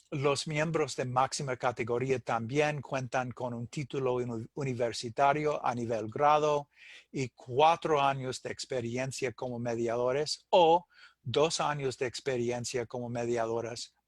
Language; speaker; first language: Spanish; non-native, fluent; English